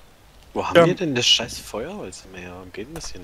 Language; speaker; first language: German; native; German